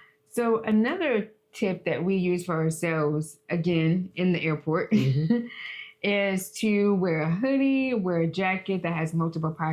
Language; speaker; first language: English; native; English